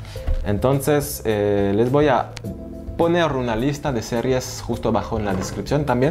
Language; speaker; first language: Spanish; non-native, fluent; French